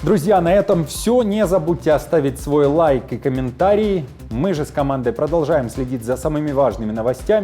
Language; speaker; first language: Russian; native; Russian